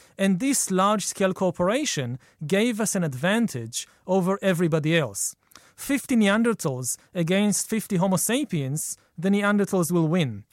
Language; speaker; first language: English; non-native, fluent; Hebrew